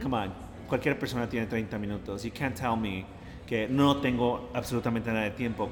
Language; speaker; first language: Spanish; early bilingual, heritage; Spanish